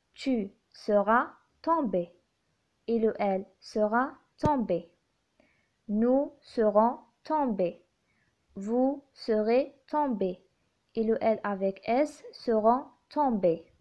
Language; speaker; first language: French; non-native, local second language; Arabic